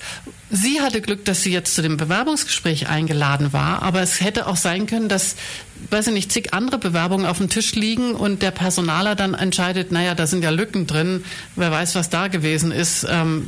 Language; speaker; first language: German; native; German